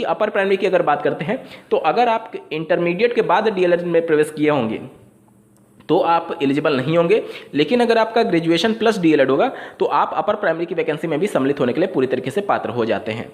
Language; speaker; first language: Hindi; native; Hindi